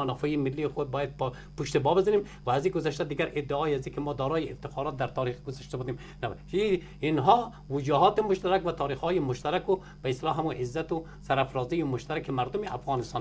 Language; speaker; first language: Persian; native; Persian